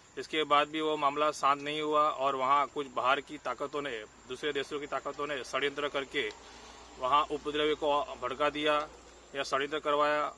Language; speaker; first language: Hindi; non-native, local second language; Gujarati